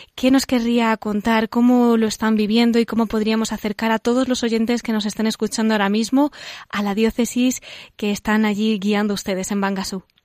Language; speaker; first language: Spanish; native; Spanish